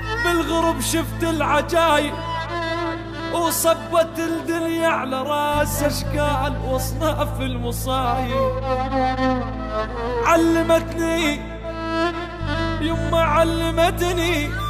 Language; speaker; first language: Arabic; native; Arabic